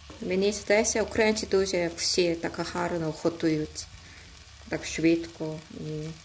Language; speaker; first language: Ukrainian; non-native, learner; Korean